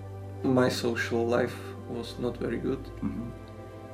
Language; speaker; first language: English; non-native, fluent; Slovak